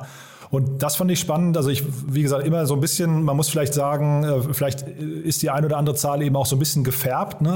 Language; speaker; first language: German; native; German